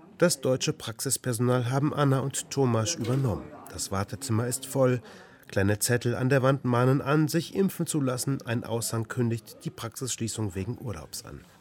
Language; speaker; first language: German; native; German